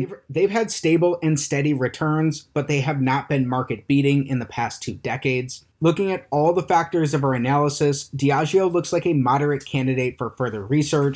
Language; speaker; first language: English; native; English